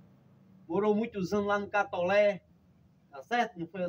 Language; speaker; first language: Portuguese; native; Portuguese